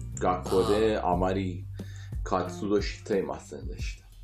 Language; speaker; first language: Japanese; non-native, fluent; Persian